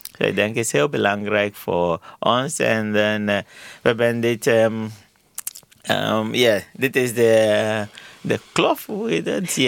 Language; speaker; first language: Dutch; non-native, learner; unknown